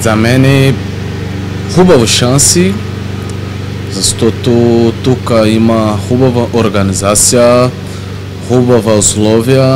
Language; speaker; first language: Bulgarian; non-native, learner; Portuguese